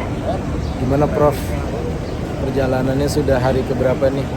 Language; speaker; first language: Indonesian; native; Indonesian